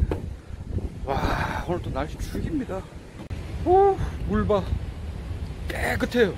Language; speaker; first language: Korean; native; Korean